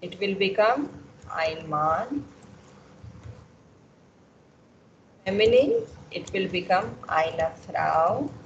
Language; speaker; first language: German; non-native, fluent; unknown